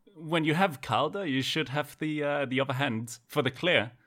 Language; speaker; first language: English; non-native, fluent; Danish